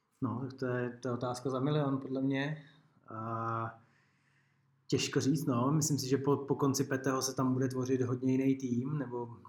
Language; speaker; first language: Czech; native; Czech